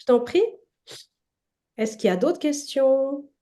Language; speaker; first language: French; native; French